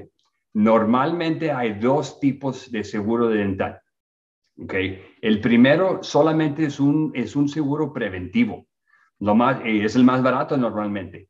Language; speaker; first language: Spanish; early bilingual, other home language; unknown